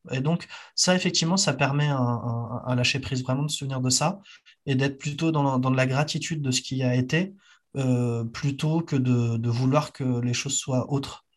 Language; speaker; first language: French; native; French